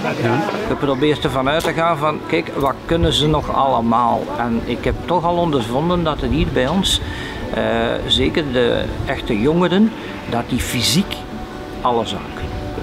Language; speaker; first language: Dutch; native; Dutch